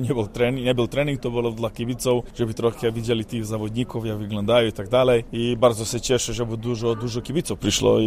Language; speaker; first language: Polish; non-native, learner; Serbian